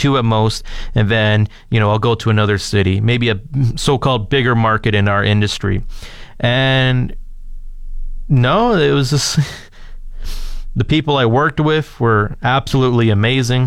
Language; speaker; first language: English; native; English